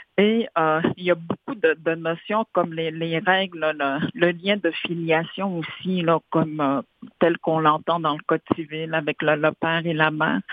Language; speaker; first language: French; non-native, local second language; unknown